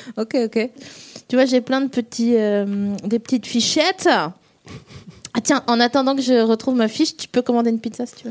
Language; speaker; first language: French; native; French